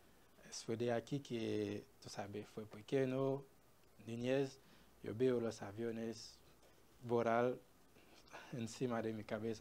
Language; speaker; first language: Spanish; non-native, learner; Haitian Creole